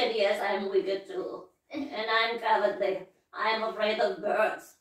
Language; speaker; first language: English; non-native, learner; Russian